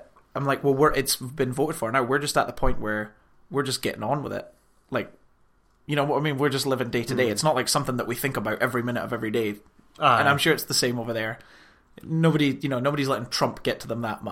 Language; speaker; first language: English; native; English